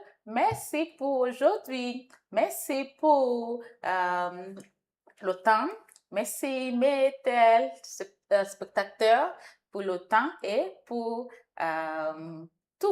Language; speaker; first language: French; non-native, fluent; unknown